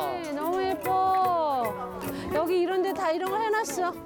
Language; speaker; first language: Korean; native; Korean